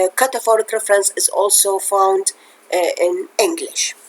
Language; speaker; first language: English; non-native, fluent; Arabic